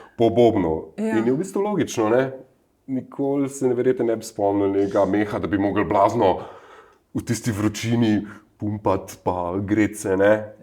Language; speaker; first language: Slovenian; native; Slovenian